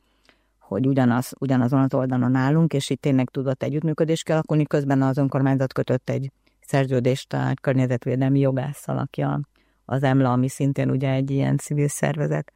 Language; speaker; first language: Hungarian; native; Hungarian